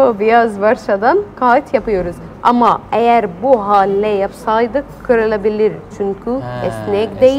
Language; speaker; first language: Turkish; non-native, fluent; Arabic